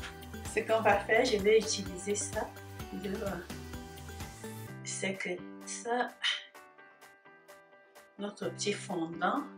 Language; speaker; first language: French; native; French